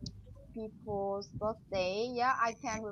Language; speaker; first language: English; non-native, learner; Vietnamese